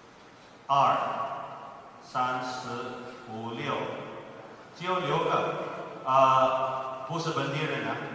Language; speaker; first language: Chinese; non-native, fluent; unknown